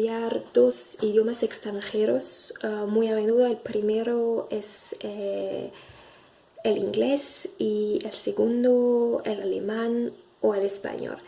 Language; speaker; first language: Spanish; non-native, fluent; French